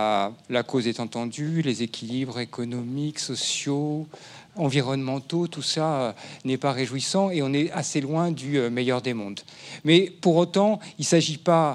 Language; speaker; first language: French; native; French